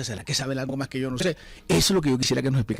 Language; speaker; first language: Spanish; native; Spanish